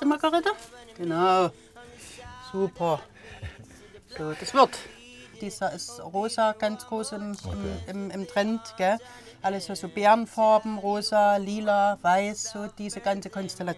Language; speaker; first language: German; native; German